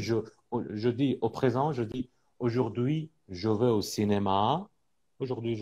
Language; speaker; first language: French; non-native, fluent; Persian